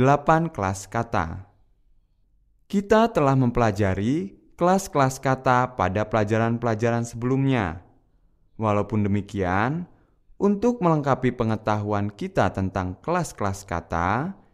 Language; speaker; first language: Indonesian; native; Indonesian